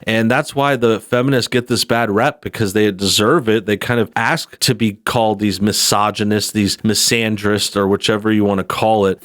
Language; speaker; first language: English; native; English